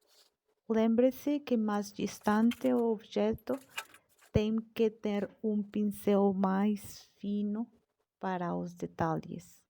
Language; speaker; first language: Portuguese; non-native, learner; Spanish